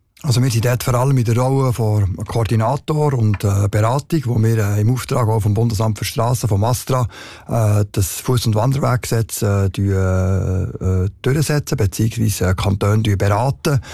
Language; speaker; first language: German; native; German